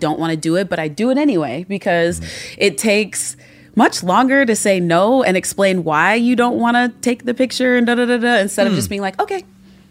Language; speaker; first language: English; native; English